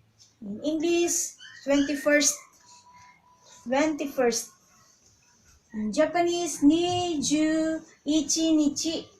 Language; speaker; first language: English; non-native, local second language; Filipino